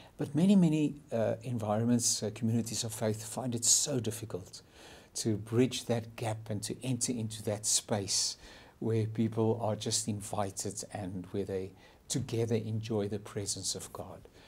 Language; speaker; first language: English; non-native, local second language; Afrikaans